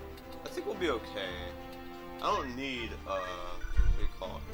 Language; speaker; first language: English; native; English